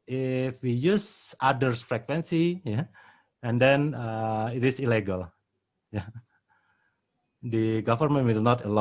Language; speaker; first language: English; non-native, fluent; Indonesian